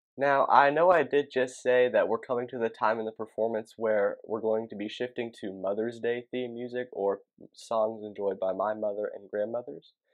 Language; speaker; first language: English; native; English